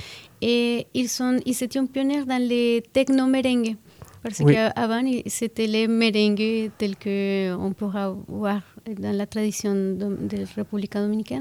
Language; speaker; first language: French; non-native, fluent; Spanish